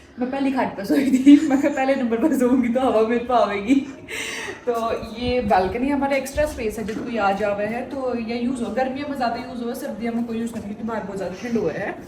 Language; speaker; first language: Hindi; native; Hindi